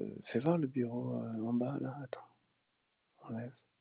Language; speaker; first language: French; native; French